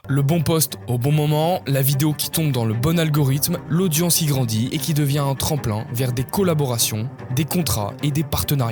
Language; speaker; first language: French; native; French